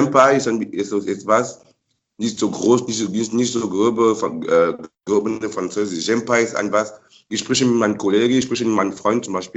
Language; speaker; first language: German; non-native, fluent; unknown